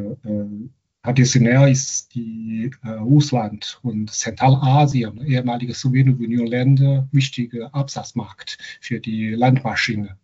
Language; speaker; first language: German; non-native, fluent; Chinese